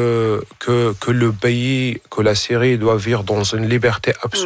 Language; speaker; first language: French; non-native, fluent; Arabic